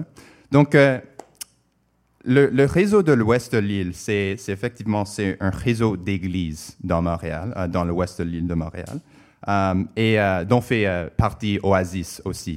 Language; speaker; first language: French; non-native, local second language; English